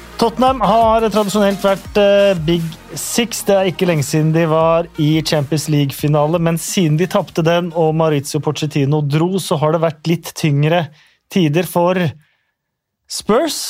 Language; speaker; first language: Norwegian; native; Norwegian